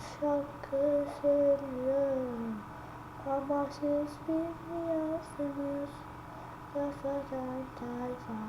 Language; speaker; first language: Turkish; non-native, learner; Azerbaijani